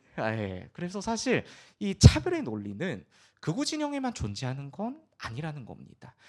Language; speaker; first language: Korean; early bilingual, heritage; Korean